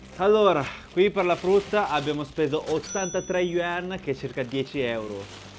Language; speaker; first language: Italian; early bilingual, other home language; Chinese